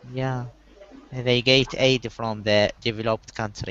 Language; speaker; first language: English; non-native, learner; Arabic